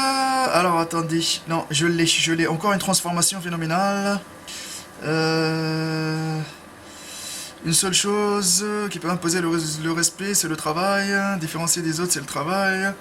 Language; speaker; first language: French; native; French